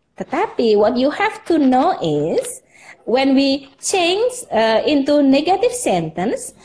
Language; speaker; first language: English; non-native, fluent; Indonesian